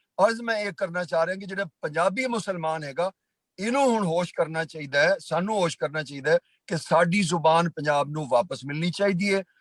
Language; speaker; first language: Punjabi; native; Punjabi